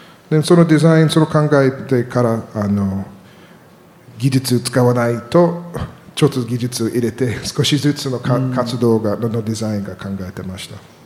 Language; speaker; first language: Japanese; non-native, learner; English